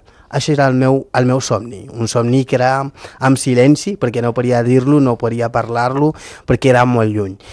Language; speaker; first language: Catalan; non-native, fluent; Fula